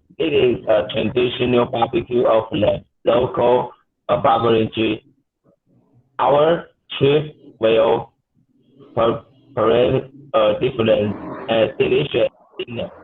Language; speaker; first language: English; non-native, learner; Chinese